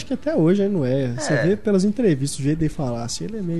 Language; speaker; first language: Portuguese; native; Portuguese